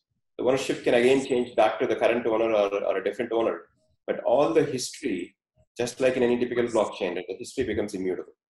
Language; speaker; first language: English; non-native, fluent; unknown